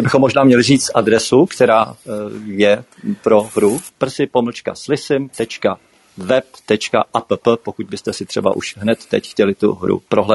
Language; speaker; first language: Czech; native; Czech